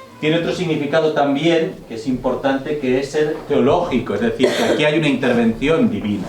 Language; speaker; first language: Spanish; native; Spanish